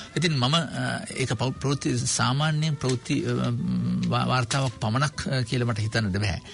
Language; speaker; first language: Sinhala; native; Sinhala